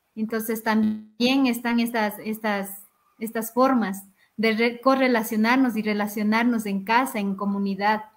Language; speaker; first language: Spanish; non-native, local second language; Quechua